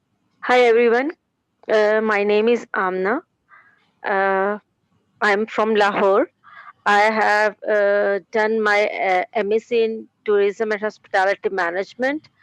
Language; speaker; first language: English; non-native, learner; Urdu